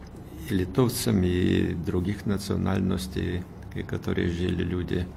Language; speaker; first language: Russian; non-native, fluent; Lithuanian